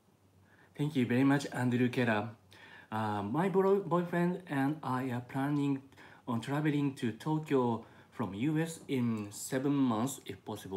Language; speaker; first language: English; non-native, learner; Japanese